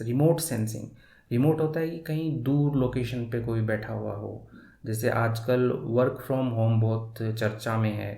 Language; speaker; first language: Hindi; native; Hindi